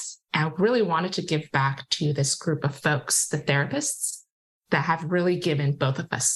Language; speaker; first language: English; non-native, local second language; Cantonese